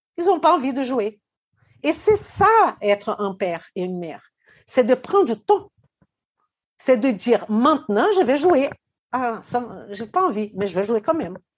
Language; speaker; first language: French; non-native, fluent; Portuguese